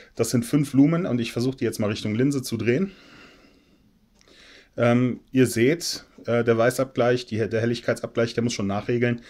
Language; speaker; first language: German; native; German